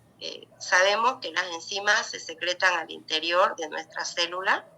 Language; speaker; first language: Spanish; native; Spanish